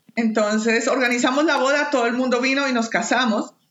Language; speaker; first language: Spanish; native; Spanish